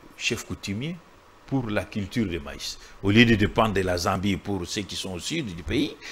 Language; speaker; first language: French; non-native, local second language; Swahili